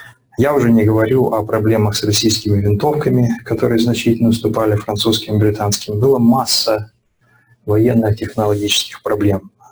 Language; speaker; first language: Russian; native; Russian